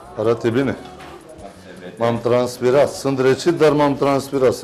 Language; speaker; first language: Romanian; non-native, learner; Turkish